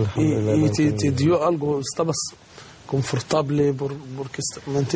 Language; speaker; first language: Spanish; non-native, learner; Arabic